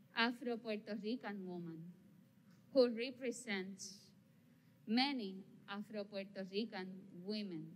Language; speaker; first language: English; non-native, local second language; Spanish